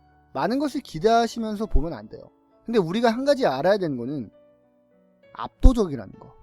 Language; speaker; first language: Korean; native; Korean